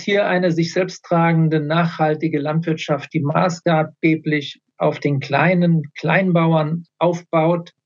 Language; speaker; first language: German; native; German